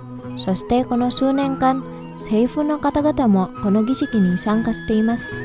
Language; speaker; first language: Japanese; non-native, fluent; Indonesian